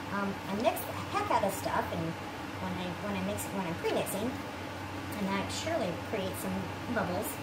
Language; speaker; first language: English; native; English